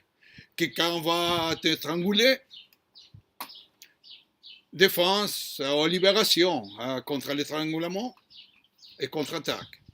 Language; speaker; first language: French; non-native, fluent; Hebrew